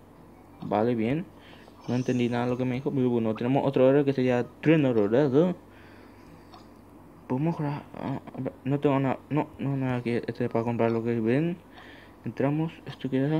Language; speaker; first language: Spanish; native; Spanish